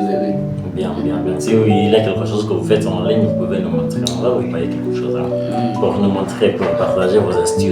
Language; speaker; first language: French; non-native, learner; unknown